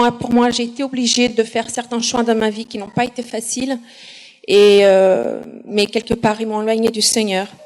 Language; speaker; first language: French; non-native, fluent; Portuguese